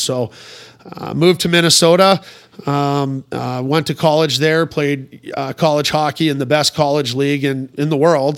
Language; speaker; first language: English; native; English